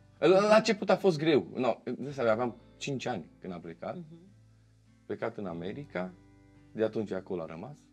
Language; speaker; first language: Romanian; early bilingual, heritage; Romanian